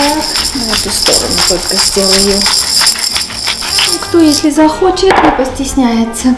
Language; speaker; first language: Russian; non-native, local second language; Armenian